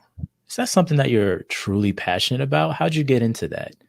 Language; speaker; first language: English; native; English